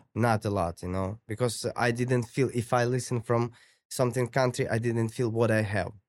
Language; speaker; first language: English; non-native, learner; Ukrainian